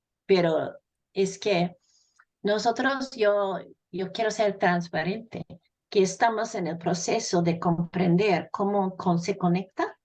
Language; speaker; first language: Spanish; non-native, fluent; English